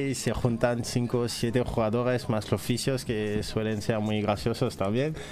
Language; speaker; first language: Spanish; non-native, fluent; French